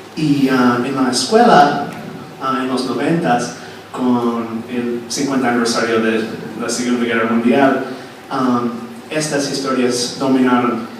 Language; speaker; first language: Spanish; non-native, fluent; English